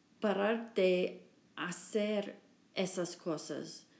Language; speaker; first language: Spanish; non-native, learner; English